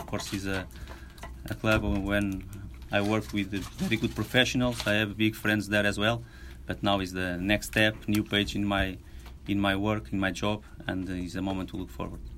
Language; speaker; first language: English; non-native, fluent; Portuguese